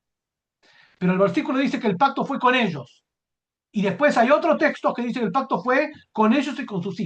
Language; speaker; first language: Spanish; native; Spanish